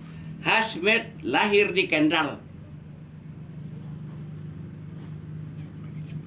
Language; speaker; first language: Indonesian; non-native, local second language; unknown